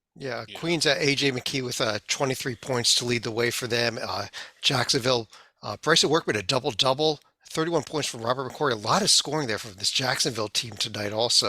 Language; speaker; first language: English; native; English